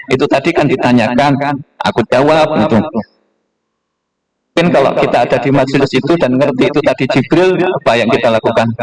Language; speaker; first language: Indonesian; non-native, local second language; Javanese